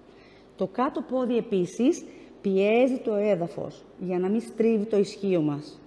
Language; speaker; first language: Greek; native; Greek